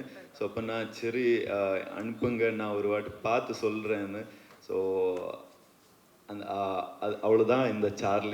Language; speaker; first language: Tamil; non-native, learner; Kannada